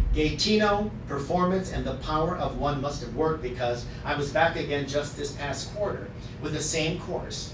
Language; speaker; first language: English; native; English